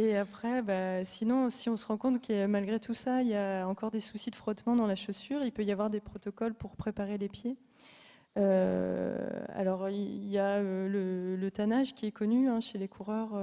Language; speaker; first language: French; native; French